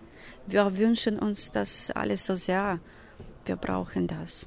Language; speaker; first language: German; non-native, fluent; Ukrainian